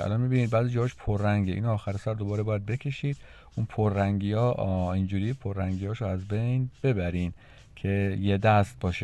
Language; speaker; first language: Persian; native; Persian